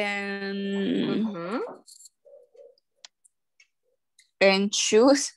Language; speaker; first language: English; non-native, learner; Spanish